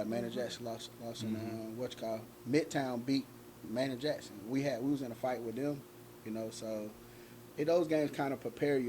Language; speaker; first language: English; native; English